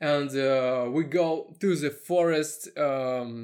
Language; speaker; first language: English; non-native, learner; Russian